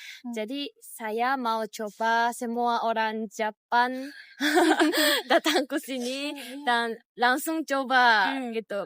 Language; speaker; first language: Indonesian; non-native, fluent; Japanese